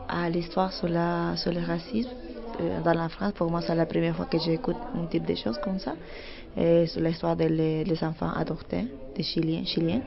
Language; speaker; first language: French; non-native, learner; Spanish